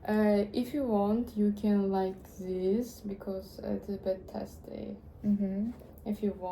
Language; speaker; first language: English; non-native, learner; Uzbek